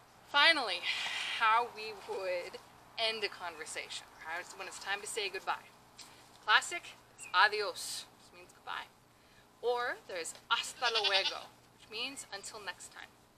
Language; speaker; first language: English; native; English